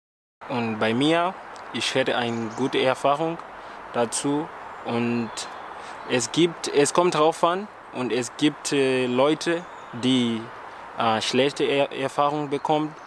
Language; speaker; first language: German; non-native, fluent; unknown